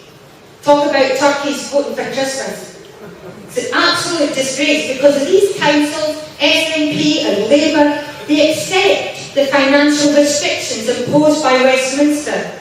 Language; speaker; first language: English; native; English